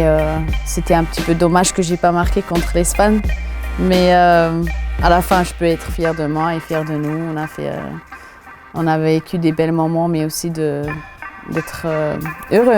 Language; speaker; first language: French; non-native, local second language; German